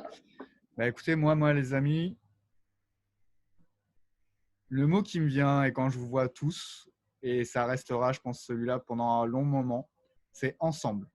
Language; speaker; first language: French; native; French